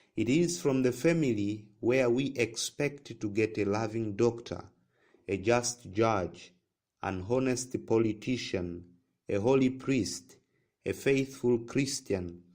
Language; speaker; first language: English; non-native, local second language; Swahili